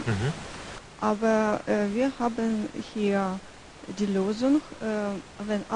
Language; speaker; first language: German; non-native, learner; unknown